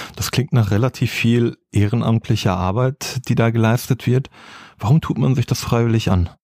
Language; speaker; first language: German; native; German